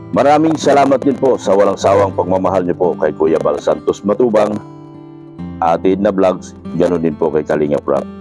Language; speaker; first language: Filipino; non-native, local second language; Cebuano